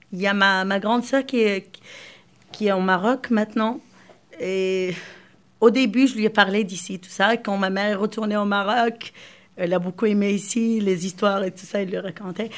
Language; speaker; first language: French; non-native, local second language; Arabic